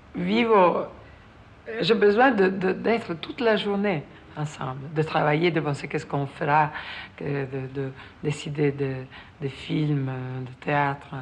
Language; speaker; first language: French; non-native, fluent; Italian